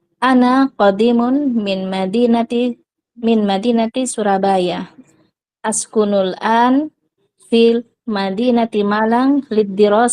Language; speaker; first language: Arabic; non-native, learner; Indonesian